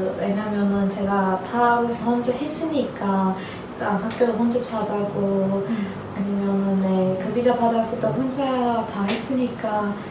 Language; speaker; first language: Korean; non-native, learner; Turkish